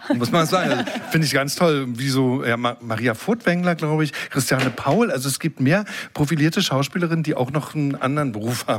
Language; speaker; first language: German; native; German